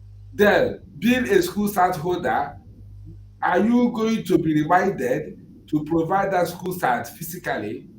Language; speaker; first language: English; non-native, local second language; Igbo